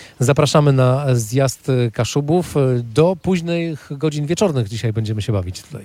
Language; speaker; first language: Polish; native; Polish